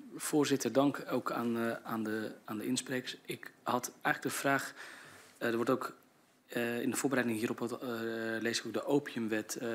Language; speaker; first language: Dutch; native; Dutch